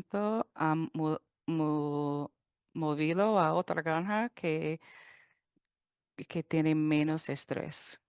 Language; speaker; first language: Spanish; non-native, fluent; English